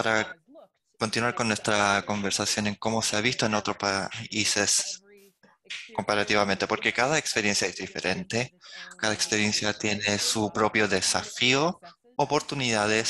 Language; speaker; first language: Spanish; non-native, fluent; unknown